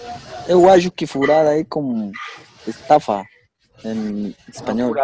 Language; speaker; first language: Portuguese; non-native, learner; Spanish